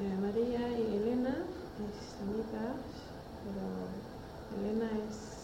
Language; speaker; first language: Spanish; non-native, learner; Swedish